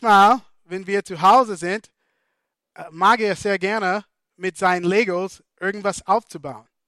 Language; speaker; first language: German; non-native, fluent; English